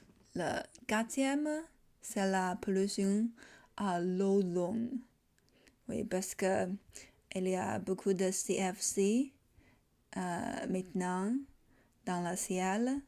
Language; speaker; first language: French; non-native, learner; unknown